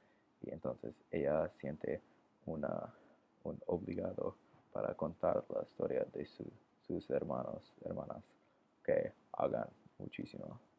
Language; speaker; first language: Spanish; non-native, learner; English